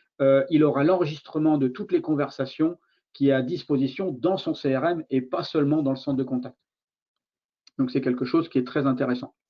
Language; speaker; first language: French; native; French